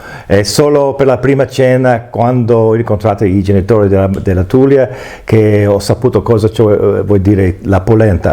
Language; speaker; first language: Italian; non-native, fluent; English